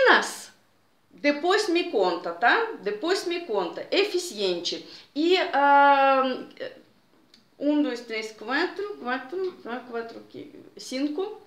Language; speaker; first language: Portuguese; non-native, fluent; Russian